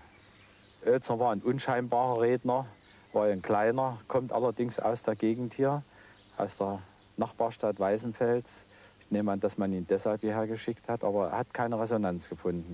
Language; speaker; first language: German; native; German